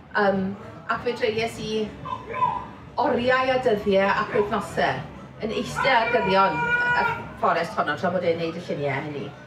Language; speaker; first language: Welsh; native; Welsh